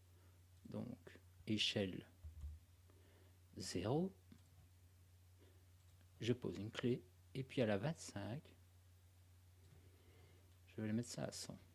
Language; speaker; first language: French; native; French